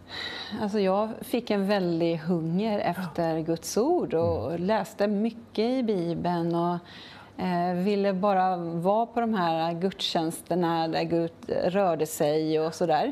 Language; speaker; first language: Swedish; native; Swedish